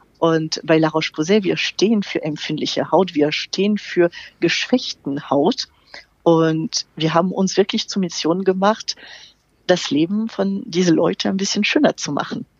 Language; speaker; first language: German; non-native, fluent; French